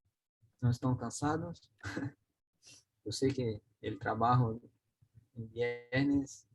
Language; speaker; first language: Spanish; non-native, learner; Portuguese